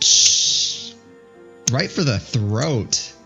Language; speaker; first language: English; native; English